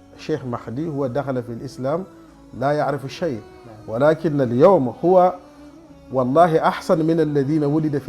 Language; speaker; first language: Arabic; non-native, fluent; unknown